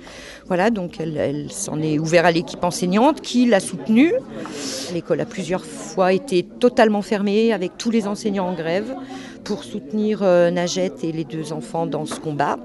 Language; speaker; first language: French; native; French